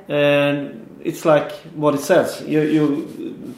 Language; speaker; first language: English; non-native, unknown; Swedish